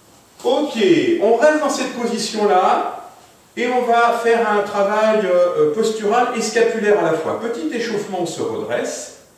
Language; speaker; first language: French; native; French